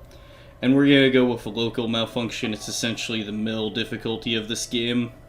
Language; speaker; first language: English; native; English